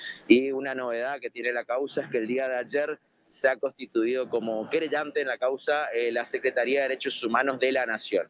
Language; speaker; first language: Spanish; native; Spanish